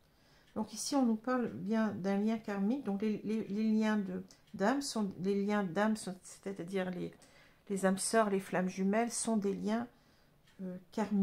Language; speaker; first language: French; native; French